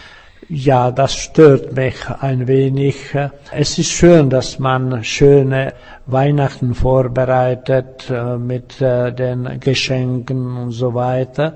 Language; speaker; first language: German; non-native, fluent; Czech